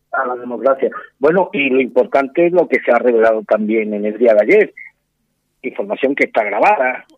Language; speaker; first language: Spanish; native; Spanish